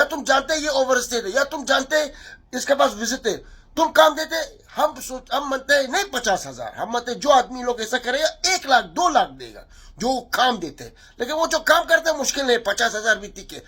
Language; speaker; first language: Hindi; non-native, learner; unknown